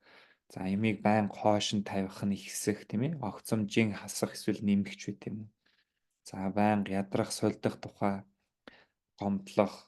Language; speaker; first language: Mongolian; native; Mongolian